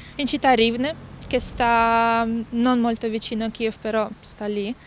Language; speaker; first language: Italian; non-native, fluent; Ukrainian